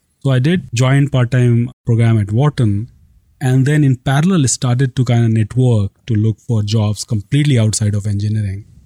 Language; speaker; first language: English; non-native, local second language; Hindi